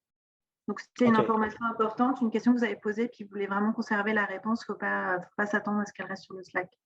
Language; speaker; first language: French; native; French